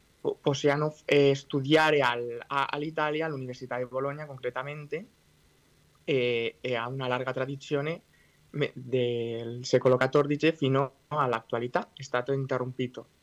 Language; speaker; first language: Italian; non-native, fluent; Spanish